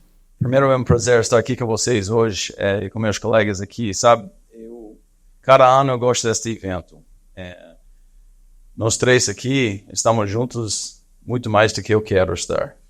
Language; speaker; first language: Portuguese; non-native, fluent; English